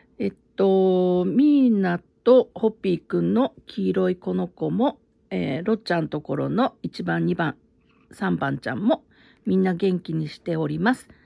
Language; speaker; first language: Japanese; native; Japanese